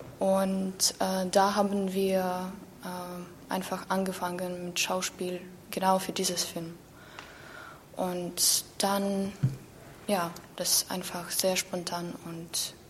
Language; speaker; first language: German; non-native, learner; Ukrainian